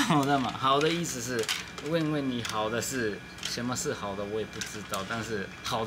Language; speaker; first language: Chinese; non-native, learner; Japanese